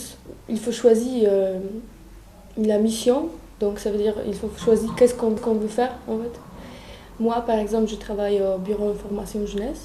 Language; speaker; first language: French; non-native, fluent; Polish